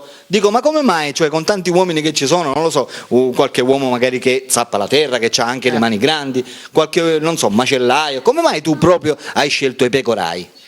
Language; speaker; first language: Italian; native; Italian